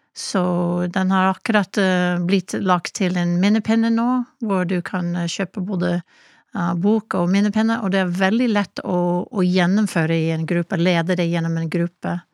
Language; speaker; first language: Norwegian; non-native, fluent; English